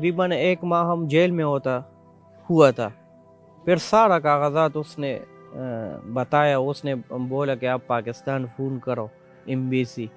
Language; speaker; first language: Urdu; non-native, local second language; Pashto